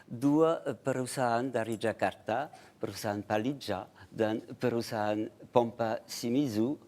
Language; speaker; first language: Indonesian; non-native, fluent; French